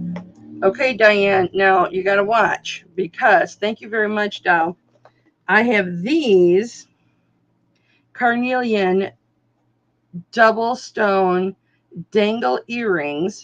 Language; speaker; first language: English; native; English